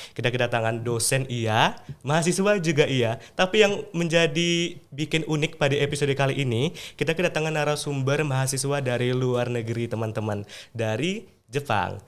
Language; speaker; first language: Indonesian; native; Indonesian